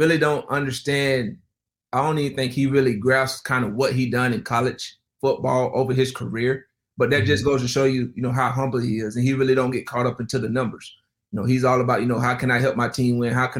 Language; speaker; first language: English; native; English